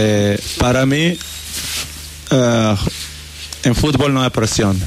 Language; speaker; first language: Spanish; non-native, learner; Portuguese